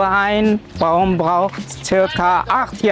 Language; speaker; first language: German; early bilingual, other home language; Turkish